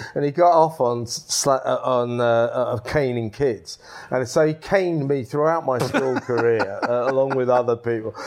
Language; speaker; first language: English; native; English